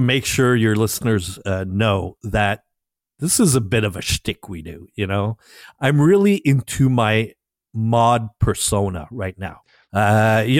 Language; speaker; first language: English; non-native, fluent; French